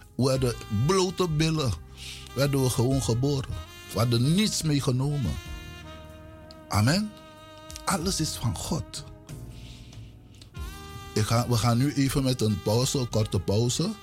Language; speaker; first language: Dutch; non-native, local second language; Sranan Tongo